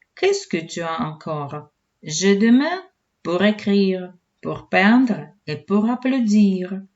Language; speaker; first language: French; non-native, fluent; Ukrainian